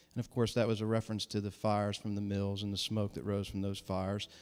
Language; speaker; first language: English; native; English